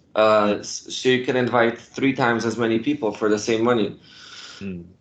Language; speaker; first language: English; non-native, fluent; Polish